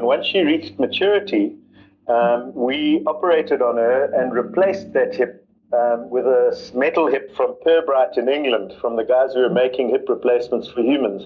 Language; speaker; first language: English; native; English